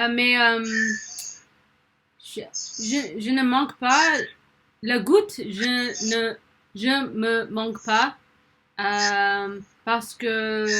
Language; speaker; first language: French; non-native, learner; English